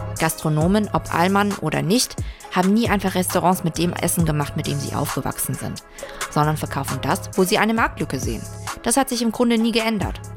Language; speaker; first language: German; early bilingual, other home language; Vietnamese